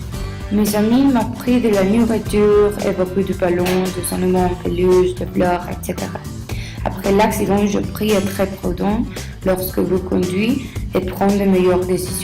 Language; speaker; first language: French; non-native, learner; Spanish